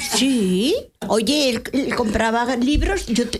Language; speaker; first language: Spanish; native; Spanish